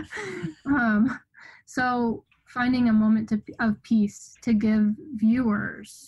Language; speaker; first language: English; native; English